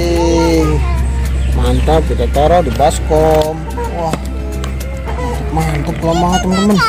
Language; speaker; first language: Indonesian; native; Indonesian